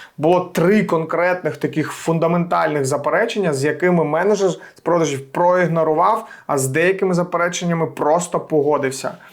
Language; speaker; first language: Ukrainian; native; Ukrainian